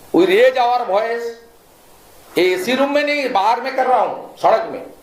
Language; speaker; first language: Hindi; non-native, local second language; Bangla